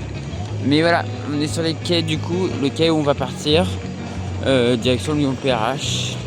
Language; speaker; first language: French; native; French